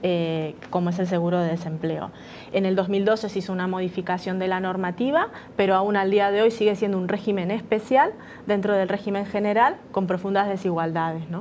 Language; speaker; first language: Spanish; native; Spanish